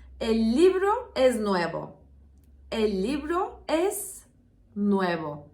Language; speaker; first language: Spanish; non-native, fluent; Turkish